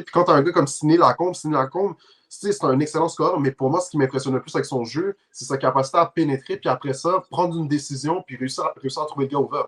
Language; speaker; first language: French; native; French